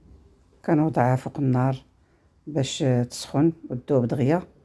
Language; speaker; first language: Arabic; native; Arabic